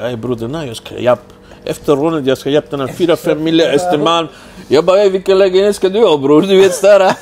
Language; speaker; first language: Swedish; early bilingual, other home language; Spanish